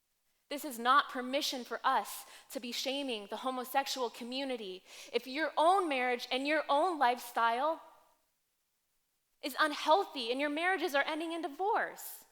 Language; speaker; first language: English; native; English